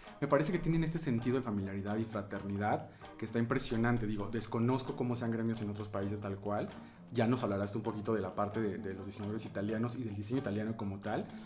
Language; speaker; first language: Spanish; native; Spanish